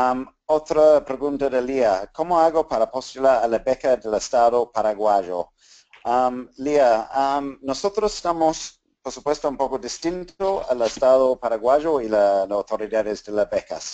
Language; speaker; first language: Spanish; non-native, fluent; English